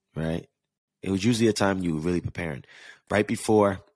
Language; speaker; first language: English; native; English